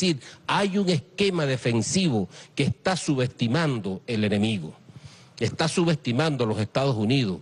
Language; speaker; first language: Spanish; native; Spanish